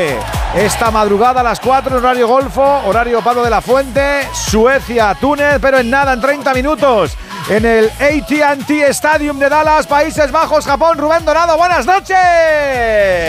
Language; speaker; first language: Spanish; native; Spanish